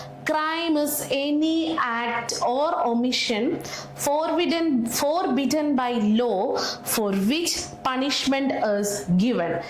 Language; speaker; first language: English; non-native, local second language; Malayalam